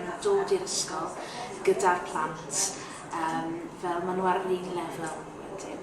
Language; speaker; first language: Welsh; non-native, local second language; English